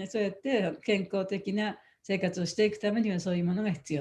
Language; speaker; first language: Japanese; native; Japanese